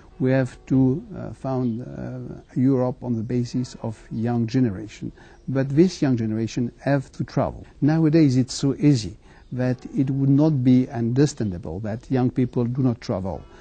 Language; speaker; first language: English; non-native, fluent; French